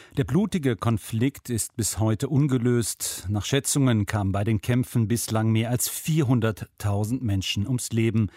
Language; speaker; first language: German; native; German